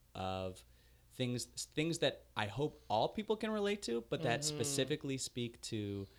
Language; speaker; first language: English; native; English